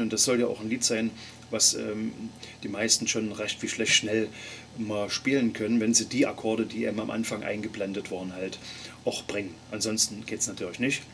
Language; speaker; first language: German; native; German